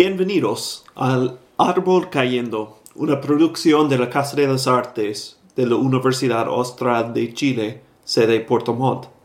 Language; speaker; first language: Spanish; non-native, fluent; English